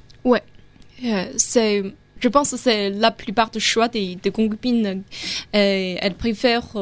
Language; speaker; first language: French; non-native, fluent; Chinese